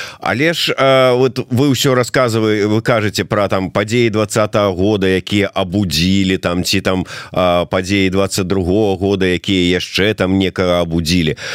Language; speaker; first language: Belarusian; non-native, local second language; Russian